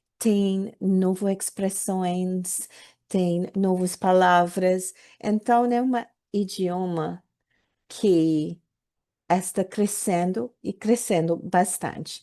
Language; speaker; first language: Portuguese; non-native, learner; English